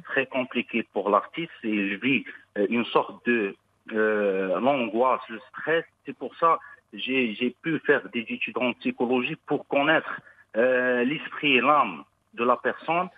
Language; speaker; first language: French; non-native, local second language; Arabic